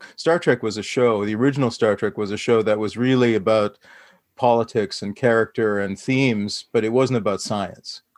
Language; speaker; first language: English; native; English